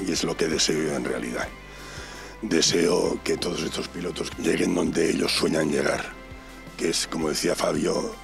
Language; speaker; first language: Spanish; native; Spanish